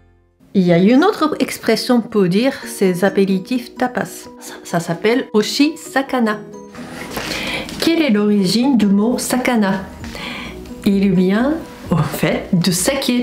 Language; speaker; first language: French; non-native, fluent; Japanese